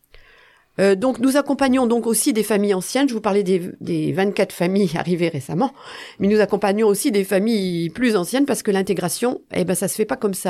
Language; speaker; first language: French; native; French